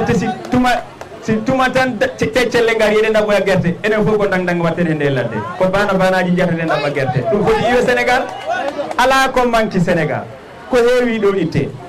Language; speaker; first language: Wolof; non-native, local second language; Fula